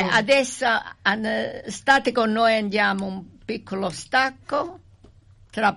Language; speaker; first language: Italian; early bilingual, heritage; Italian